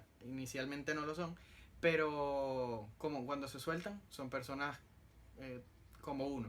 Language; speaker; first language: Spanish; native; Spanish